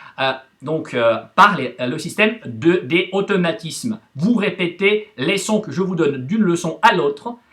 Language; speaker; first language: French; non-native, fluent; Russian